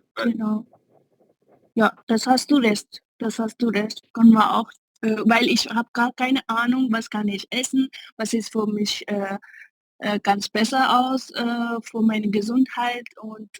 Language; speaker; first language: German; non-native, learner; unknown